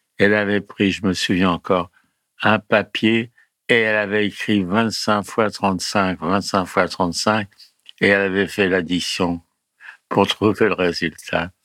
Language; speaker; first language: French; early bilingual, other home language; Italian